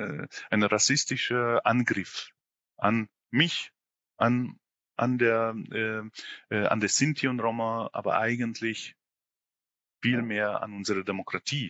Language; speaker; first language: German; non-native, fluent; Hungarian